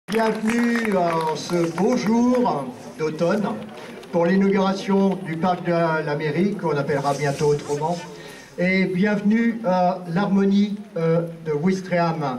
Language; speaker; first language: French; native; French